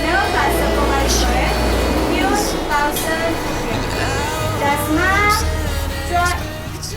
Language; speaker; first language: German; non-native, learner; Indonesian